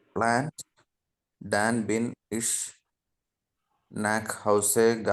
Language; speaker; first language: German; non-native, learner; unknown